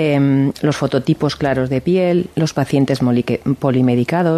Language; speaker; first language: Spanish; native; Spanish